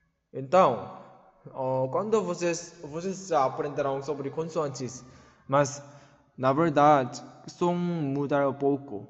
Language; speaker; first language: Portuguese; non-native, learner; Korean